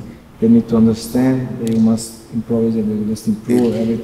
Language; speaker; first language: English; non-native, learner; Serbian